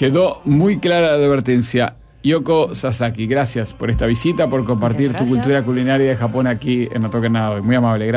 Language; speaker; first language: Spanish; native; Spanish